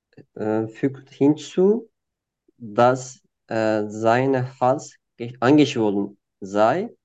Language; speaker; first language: German; non-native, fluent; Turkish